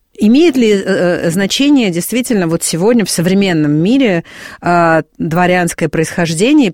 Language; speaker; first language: Russian; native; Russian